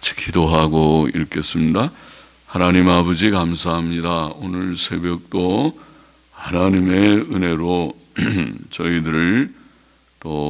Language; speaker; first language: Korean; native; Korean